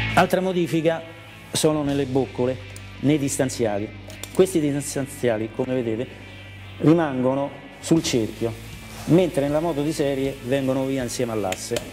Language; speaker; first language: Italian; native; Italian